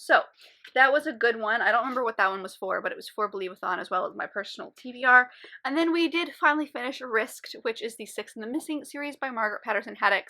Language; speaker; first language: English; native; English